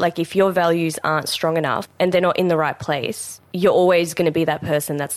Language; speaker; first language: English; non-native, local second language; Memoni